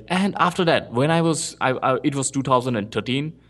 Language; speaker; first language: English; non-native, local second language; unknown